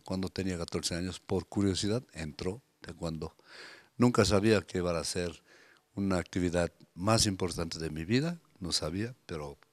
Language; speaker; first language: Spanish; non-native, fluent; Korean